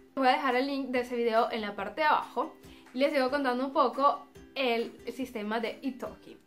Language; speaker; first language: Spanish; native; Spanish